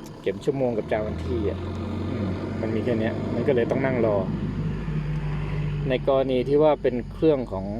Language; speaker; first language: Thai; native; Thai